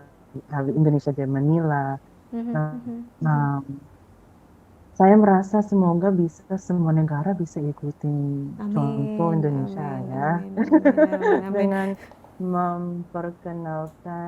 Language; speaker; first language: Indonesian; non-native, fluent; Filipino